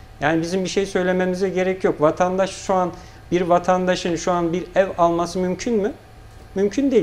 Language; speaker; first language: Turkish; native; Turkish